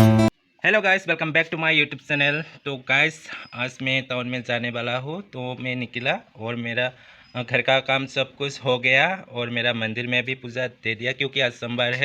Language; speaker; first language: Hindi; non-native, local second language; Assamese